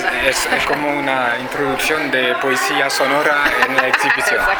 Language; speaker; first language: Spanish; non-native, fluent; French